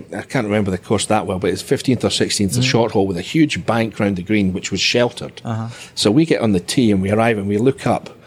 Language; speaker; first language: English; native; English